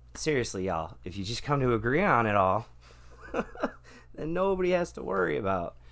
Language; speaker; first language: English; native; English